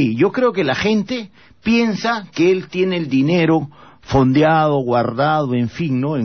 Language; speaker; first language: Spanish; native; Spanish